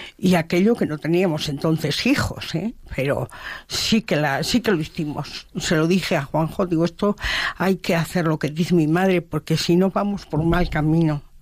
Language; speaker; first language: Spanish; native; Spanish